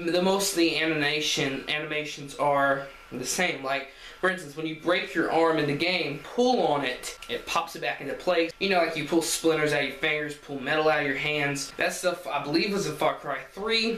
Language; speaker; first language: English; native; English